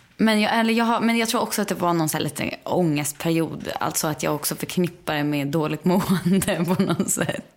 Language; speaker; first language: Swedish; native; Swedish